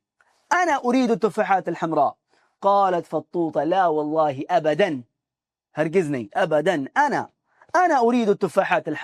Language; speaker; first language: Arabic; non-native, fluent; Urdu